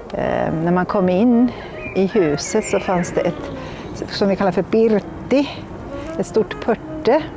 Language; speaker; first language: Swedish; native; Swedish